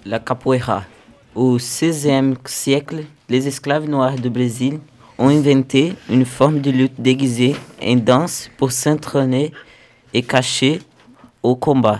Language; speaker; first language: French; non-native, learner; Portuguese